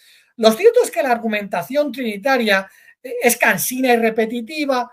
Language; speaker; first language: Spanish; native; Spanish